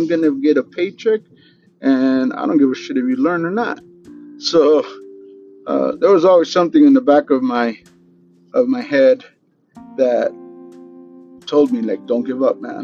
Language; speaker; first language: English; native; English